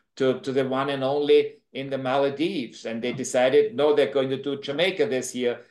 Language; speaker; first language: English; non-native, fluent; German